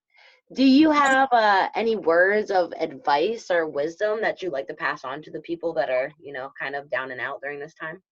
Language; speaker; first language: English; native; English